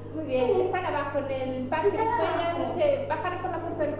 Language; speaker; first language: Spanish; native; Spanish